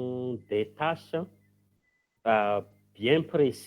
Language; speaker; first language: French; non-native, local second language; Malagasy